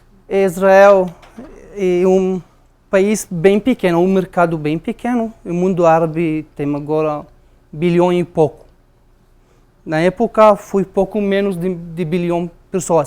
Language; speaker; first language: Portuguese; non-native, learner; Arabic